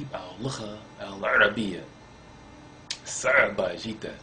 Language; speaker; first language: Arabic; non-native, learner; English